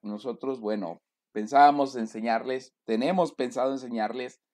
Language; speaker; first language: Spanish; native; Spanish